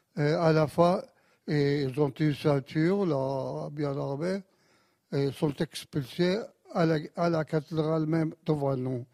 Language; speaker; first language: French; non-native, fluent; Arabic